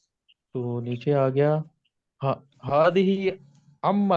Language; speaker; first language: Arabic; non-native, learner; Urdu